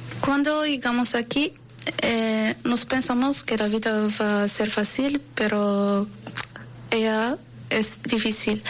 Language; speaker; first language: Spanish; non-native, learner; Arabic